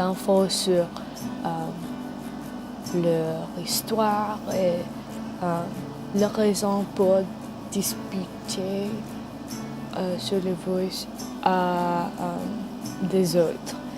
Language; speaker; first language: French; non-native, learner; English